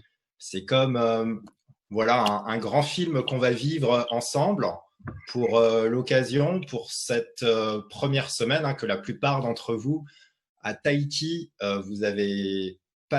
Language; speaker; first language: French; native; French